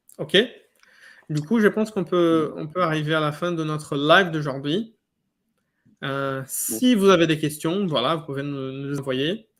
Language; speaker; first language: French; non-native, fluent; Portuguese